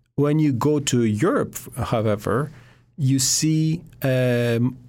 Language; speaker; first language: English; non-native, fluent; Turkish